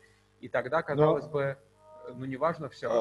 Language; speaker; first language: Russian; native; Russian